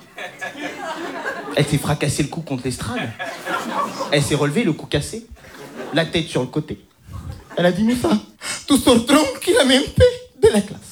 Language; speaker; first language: French; native; French